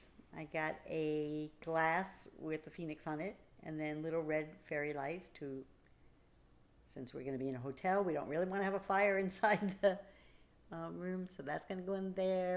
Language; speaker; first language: English; native; English